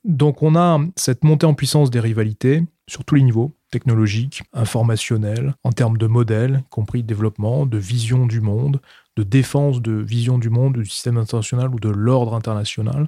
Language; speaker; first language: French; native; French